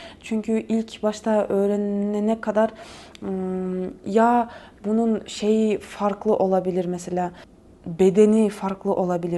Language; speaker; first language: Turkish; non-native, fluent; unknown